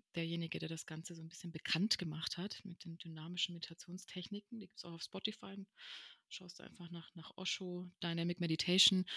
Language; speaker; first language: German; early bilingual, other home language; Spanish